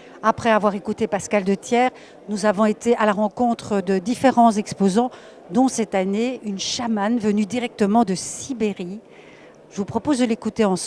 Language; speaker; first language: French; native; French